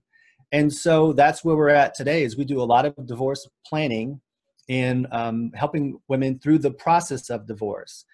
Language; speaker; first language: English; native; English